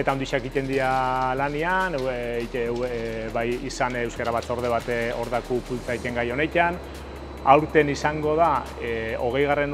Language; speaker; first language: Basque; native; Basque